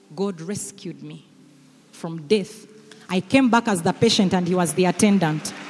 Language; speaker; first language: English; non-native, local second language; Ganda